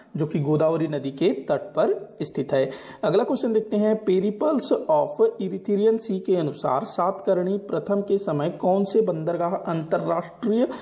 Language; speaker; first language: Hindi; non-native, local second language; Marathi